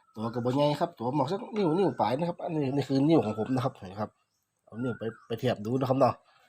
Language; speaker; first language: Thai; native; Thai